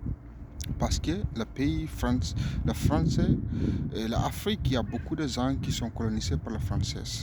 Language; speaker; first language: French; non-native, learner; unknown